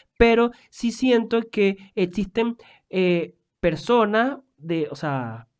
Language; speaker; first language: Spanish; native; Spanish